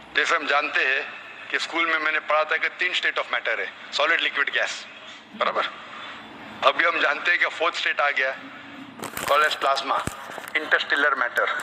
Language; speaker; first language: Hindi; non-native, local second language; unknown